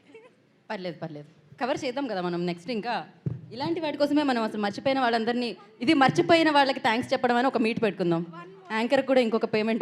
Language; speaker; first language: Telugu; native; Telugu